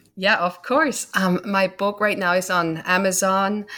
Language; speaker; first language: English; non-native, fluent; German